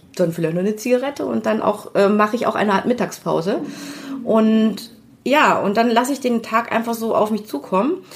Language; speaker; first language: German; native; German